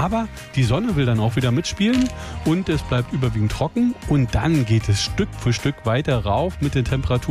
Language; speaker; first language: German; native; German